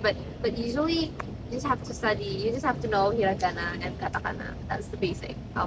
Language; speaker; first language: English; non-native, learner; Indonesian